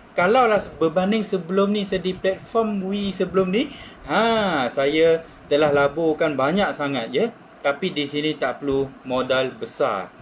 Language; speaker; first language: Malay; non-native, local second language; Chinese